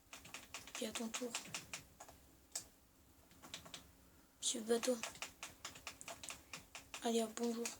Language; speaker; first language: French; native; French